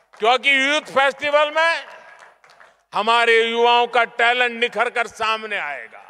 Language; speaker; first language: Hindi; non-native, local second language; Gujarati